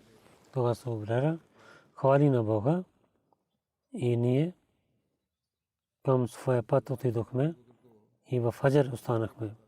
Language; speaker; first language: Bulgarian; non-native, learner; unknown